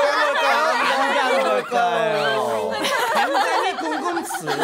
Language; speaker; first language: Korean; native; Korean